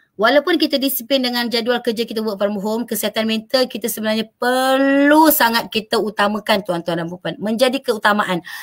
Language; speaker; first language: Malay; native; Malay